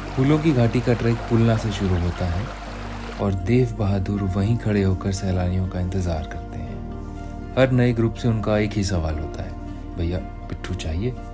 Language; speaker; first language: Hindi; native; Hindi